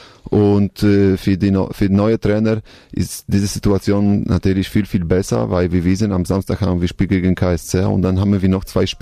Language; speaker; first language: German; non-native, learner; Polish